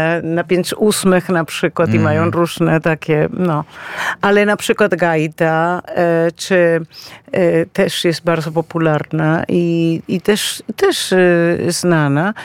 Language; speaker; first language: Polish; non-native, fluent; Spanish